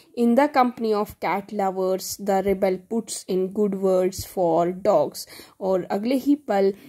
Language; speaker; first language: Hindi; native; Hindi